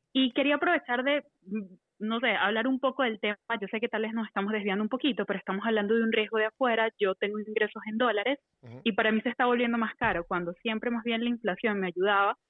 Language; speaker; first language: Spanish; native; Spanish